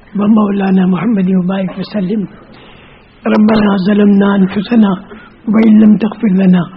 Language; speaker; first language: Urdu; non-native, local second language; Gujarati